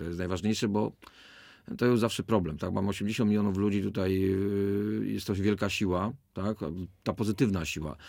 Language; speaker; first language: Polish; native; Polish